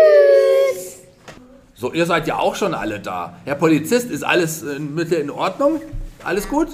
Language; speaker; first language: German; native; German